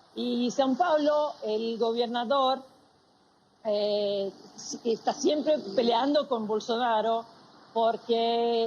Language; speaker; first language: Spanish; non-native, fluent; Portuguese